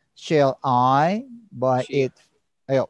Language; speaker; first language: English; non-native, learner; Indonesian